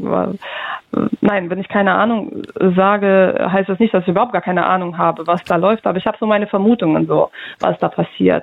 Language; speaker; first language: German; early bilingual, other home language; Russian